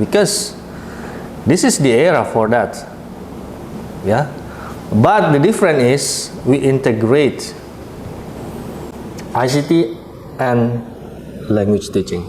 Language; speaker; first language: English; non-native, fluent; Indonesian